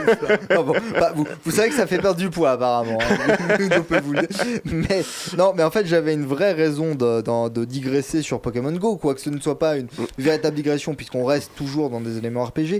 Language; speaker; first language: French; native; French